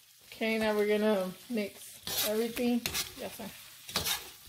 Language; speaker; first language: English; early bilingual, other home language; Spanish